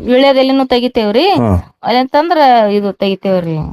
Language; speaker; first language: Kannada; native; Kannada